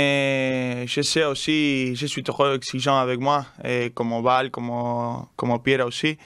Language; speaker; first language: French; non-native, learner; Spanish